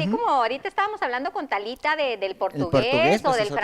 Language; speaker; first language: Spanish; native; Spanish